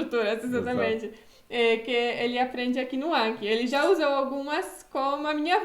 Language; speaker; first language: Portuguese; non-native, fluent; Polish